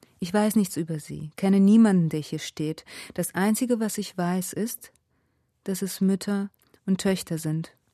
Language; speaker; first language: German; early bilingual, other home language; Russian